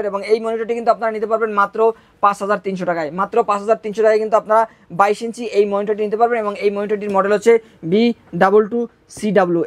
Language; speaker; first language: Bangla; native; Bangla